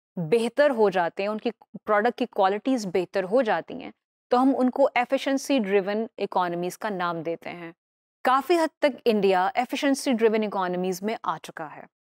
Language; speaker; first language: Urdu; native; Urdu